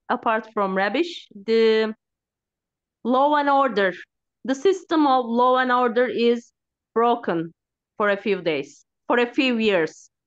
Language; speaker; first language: English; non-native, learner; Turkish